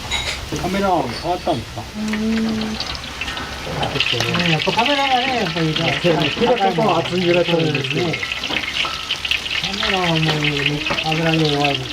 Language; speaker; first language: Japanese; native; Japanese